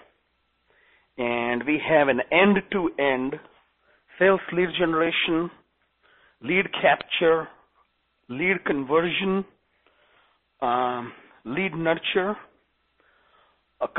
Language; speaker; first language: English; non-native, local second language; Gujarati